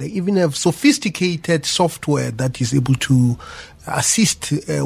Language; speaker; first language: English; non-native, local second language; Venda